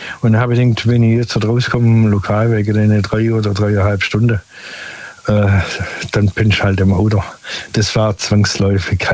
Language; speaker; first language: German; native; German